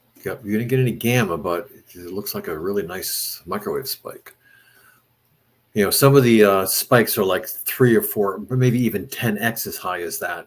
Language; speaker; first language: English; native; English